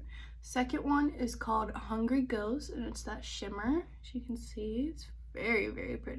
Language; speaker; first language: English; native; English